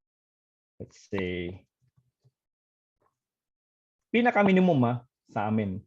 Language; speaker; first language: Filipino; non-native, fluent; Indonesian